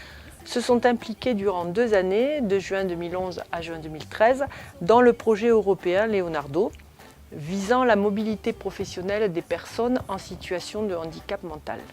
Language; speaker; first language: French; native; French